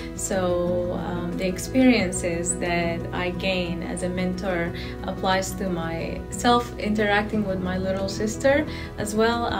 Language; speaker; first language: English; non-native, fluent; Arabic